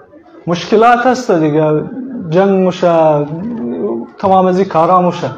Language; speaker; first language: Persian; native; Persian